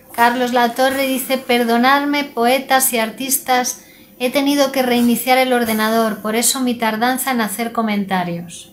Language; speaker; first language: Spanish; native; Spanish